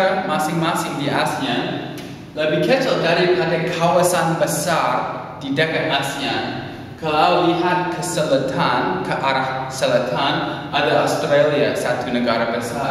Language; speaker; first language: Indonesian; non-native, learner; English